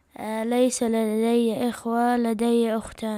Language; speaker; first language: Arabic; early bilingual, other home language; Chechen